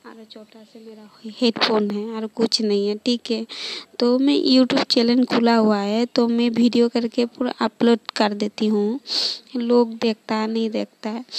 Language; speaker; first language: Hindi; non-native, local second language; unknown